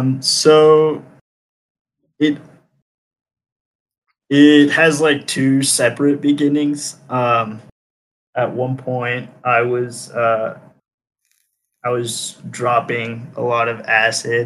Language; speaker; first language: English; early bilingual, other home language; Spanish